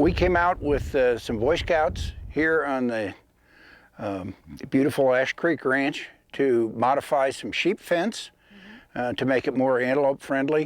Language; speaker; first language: English; native; English